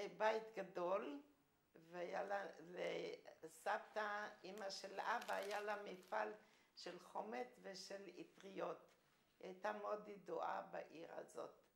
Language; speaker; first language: Hebrew; early bilingual, other home language; Romanian